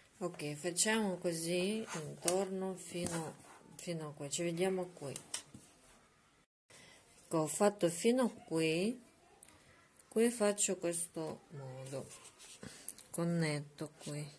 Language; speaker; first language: Italian; non-native, learner; Russian